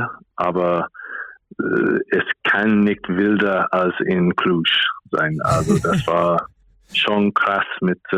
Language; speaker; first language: German; non-native, fluent; English